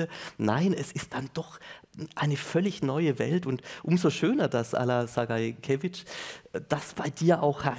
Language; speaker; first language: German; native; German